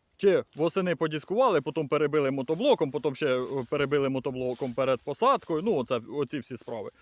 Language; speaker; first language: Ukrainian; native; Ukrainian